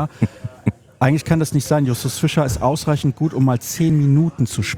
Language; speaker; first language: German; native; German